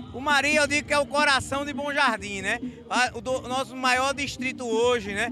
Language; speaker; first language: Portuguese; native; Portuguese